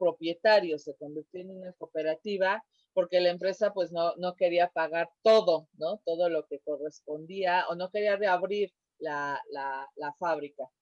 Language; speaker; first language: Spanish; native; Spanish